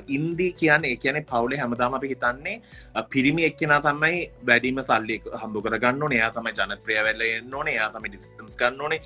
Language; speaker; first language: Sinhala; non-native, local second language; Tamil